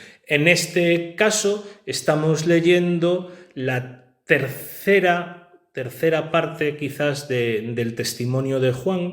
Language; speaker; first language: Spanish; native; Spanish